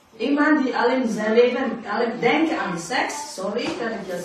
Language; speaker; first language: Dutch; non-native, learner; Indonesian